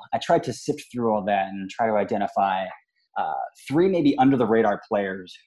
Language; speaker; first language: English; native; English